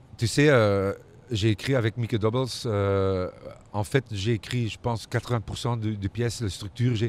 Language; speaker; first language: French; non-native, local second language; Dutch